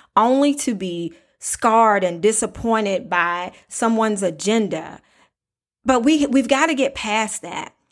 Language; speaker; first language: English; native; English